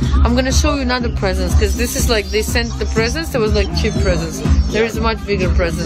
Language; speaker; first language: English; non-native, fluent; Russian